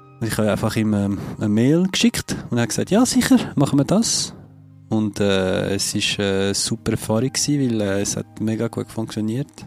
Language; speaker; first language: German; non-native, fluent; French